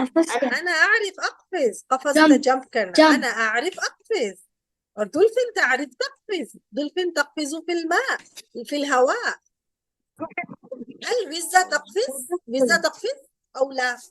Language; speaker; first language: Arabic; non-native, fluent; Urdu